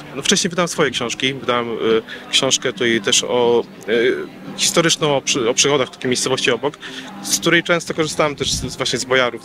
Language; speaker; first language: Polish; native; Polish